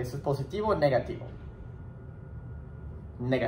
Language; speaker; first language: Spanish; non-native, fluent; English